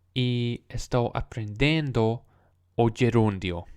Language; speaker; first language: Portuguese; non-native, learner; English